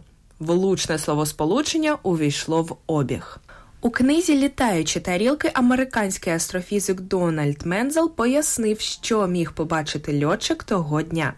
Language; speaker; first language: Ukrainian; native; Ukrainian